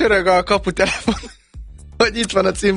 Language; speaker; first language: Hungarian; native; Hungarian